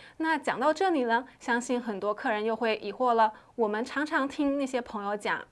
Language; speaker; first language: Chinese; native; Chinese